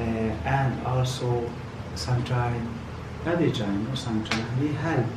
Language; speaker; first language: English; non-native, learner; Persian